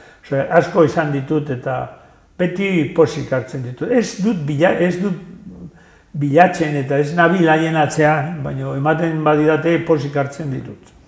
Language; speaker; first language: Basque; non-native, local second language; Spanish